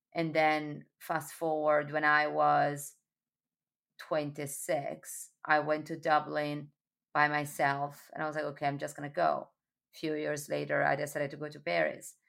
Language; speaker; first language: English; non-native, fluent; Italian